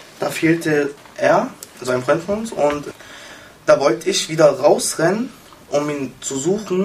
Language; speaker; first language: German; early bilingual, other home language; Kurdish